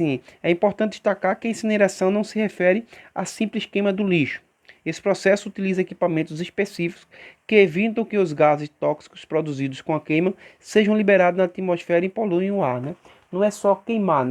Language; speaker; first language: Portuguese; native; Portuguese